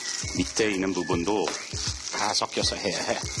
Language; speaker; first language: Korean; non-native, learner; English